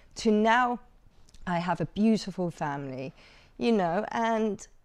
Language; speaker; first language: English; early bilingual, other home language; Cantonese